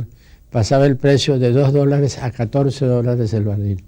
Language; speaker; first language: Spanish; native; Spanish